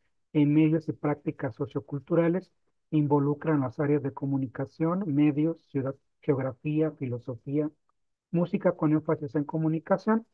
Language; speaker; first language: Spanish; native; Spanish